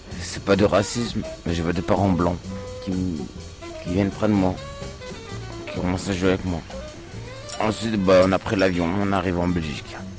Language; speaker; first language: French; early bilingual, other home language; Portuguese